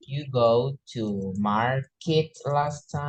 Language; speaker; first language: English; non-native, fluent; Indonesian